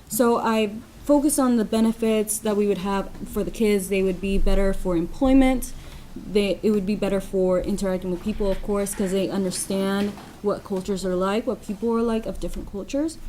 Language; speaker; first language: English; non-native, fluent; Spanish